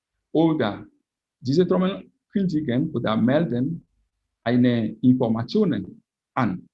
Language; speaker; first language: German; non-native, fluent; French